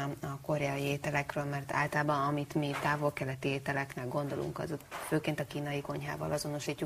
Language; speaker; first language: Hungarian; native; Hungarian